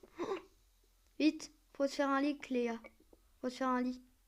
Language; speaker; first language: French; native; French